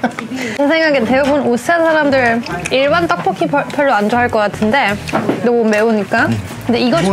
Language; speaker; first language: Korean; non-native, fluent; German